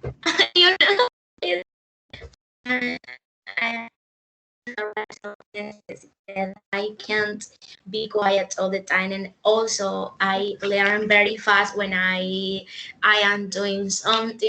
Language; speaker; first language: English; non-native, learner; Spanish